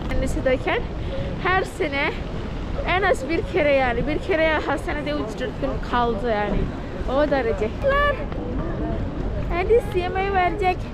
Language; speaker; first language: Turkish; non-native, learner; Indonesian